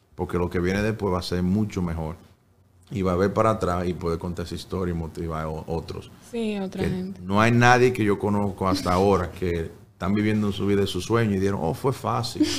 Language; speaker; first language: Spanish; early bilingual, heritage; Spanish